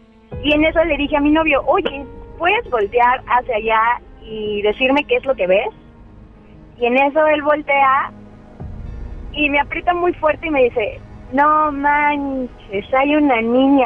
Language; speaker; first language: Spanish; native; Spanish